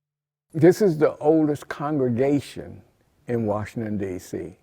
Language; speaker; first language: English; native; English